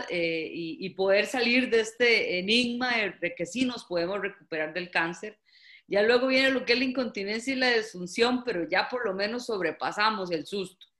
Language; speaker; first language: Spanish; native; Spanish